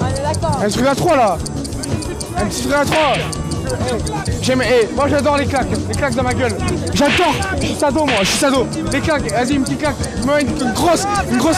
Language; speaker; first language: French; native; French